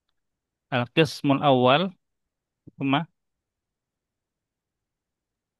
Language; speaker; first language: Arabic; non-native, fluent; Indonesian